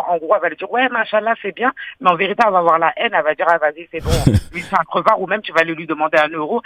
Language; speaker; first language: French; native; French